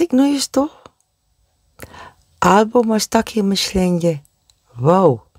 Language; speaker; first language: Polish; non-native, learner; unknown